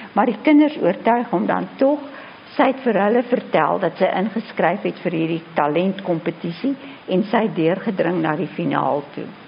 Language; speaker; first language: Afrikaans; native; Afrikaans